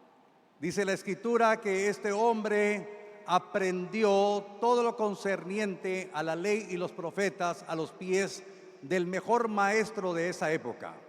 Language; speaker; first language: Spanish; native; Spanish